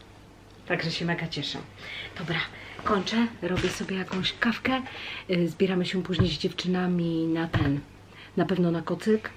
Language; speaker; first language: Polish; native; Polish